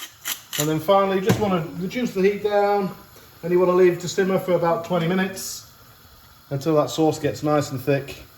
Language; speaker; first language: English; native; English